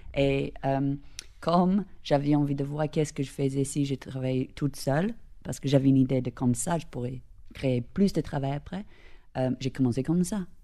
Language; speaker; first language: French; non-native, fluent; English